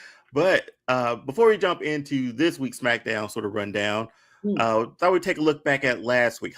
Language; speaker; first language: English; native; English